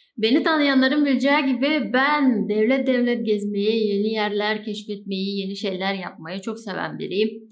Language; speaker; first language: Turkish; native; Turkish